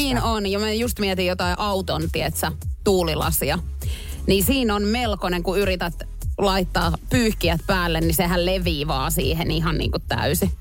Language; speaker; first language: Finnish; native; Finnish